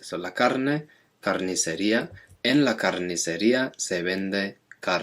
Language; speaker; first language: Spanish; non-native, fluent; English